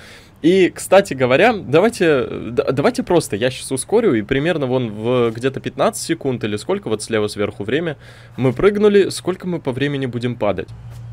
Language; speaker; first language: Russian; native; Russian